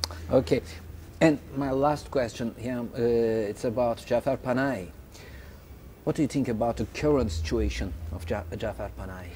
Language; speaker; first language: English; non-native, fluent; Turkish